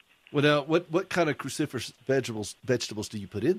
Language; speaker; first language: English; native; English